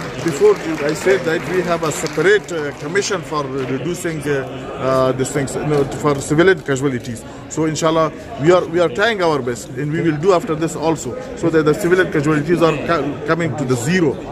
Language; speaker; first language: English; non-native, fluent; Pashto